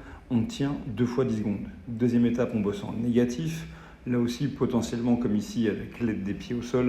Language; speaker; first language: French; native; French